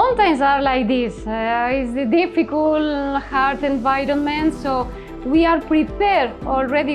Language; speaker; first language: English; non-native, learner; Spanish